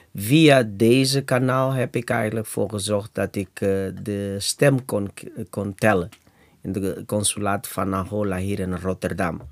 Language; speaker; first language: Dutch; non-native, fluent; Portuguese